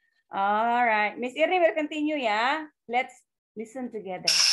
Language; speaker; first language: English; non-native, fluent; Indonesian